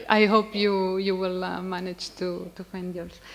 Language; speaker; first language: English; non-native, fluent; Catalan